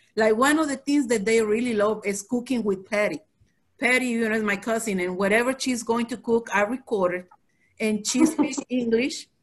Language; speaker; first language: English; non-native, fluent; Spanish